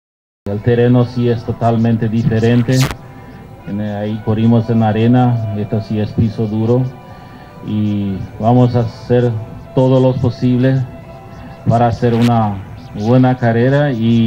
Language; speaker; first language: Spanish; non-native, local second language; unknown